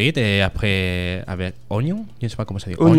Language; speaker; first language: French; non-native, learner; Spanish